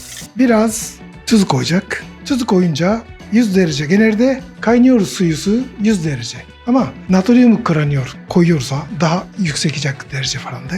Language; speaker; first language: Turkish; non-native, learner; Japanese